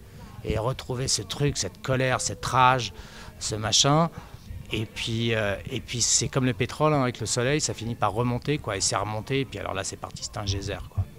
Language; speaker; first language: French; native; French